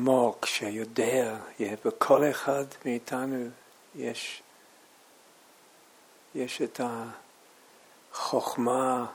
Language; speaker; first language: Hebrew; non-native, fluent; English